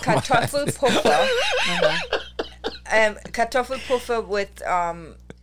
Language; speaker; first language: English; non-native, fluent; German